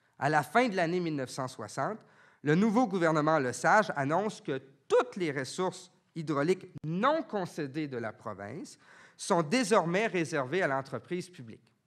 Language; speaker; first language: French; native; French